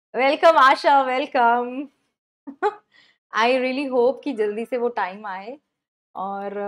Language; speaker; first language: Hindi; native; Hindi